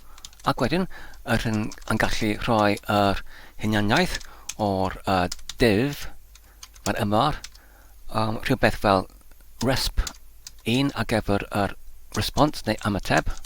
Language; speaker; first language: Welsh; non-native, learner; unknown